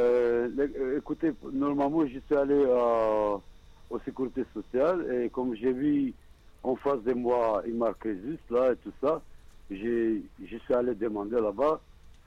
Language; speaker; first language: French; non-native, learner; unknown